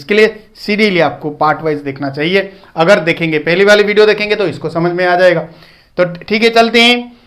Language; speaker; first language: Hindi; non-native, local second language; Odia